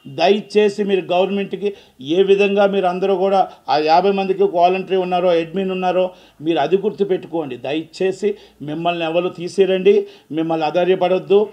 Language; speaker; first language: Telugu; native; Telugu